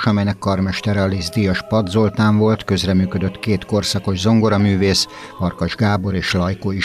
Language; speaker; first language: Hungarian; native; Hungarian